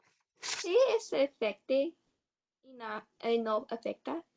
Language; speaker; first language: Spanish; non-native, learner; English